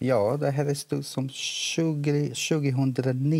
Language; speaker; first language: Swedish; non-native, learner; Portuguese